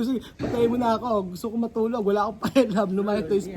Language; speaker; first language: Filipino; native; Filipino